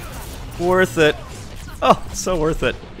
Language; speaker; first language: English; native; English